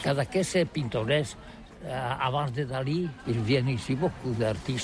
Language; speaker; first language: French; non-native, learner; Catalan